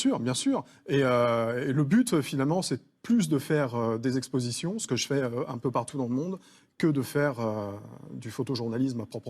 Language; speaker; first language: French; native; French